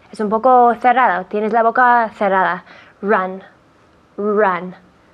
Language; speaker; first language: Spanish; non-native, fluent; English